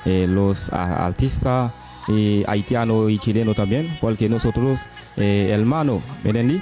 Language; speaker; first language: Spanish; non-native, learner; Haitian Creole